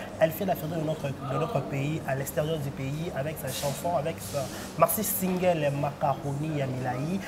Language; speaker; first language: French; non-native, local second language; Lingala